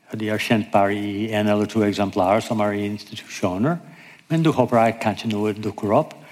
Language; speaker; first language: Norwegian; non-native, fluent; English